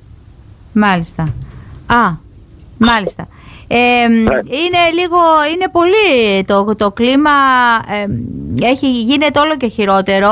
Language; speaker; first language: Greek; native; Greek